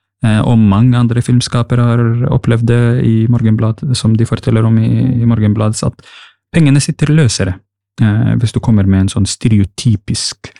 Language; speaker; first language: Norwegian; non-native, fluent; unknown